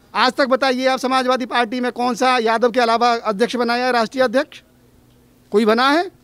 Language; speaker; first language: Hindi; native; Hindi